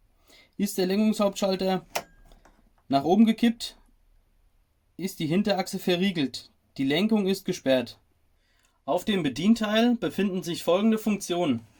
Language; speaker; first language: German; native; German